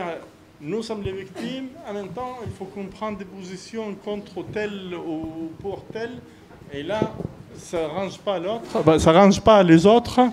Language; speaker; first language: French; non-native, fluent; Arabic